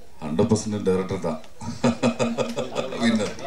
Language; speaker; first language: Tamil; non-native, learner; Malayalam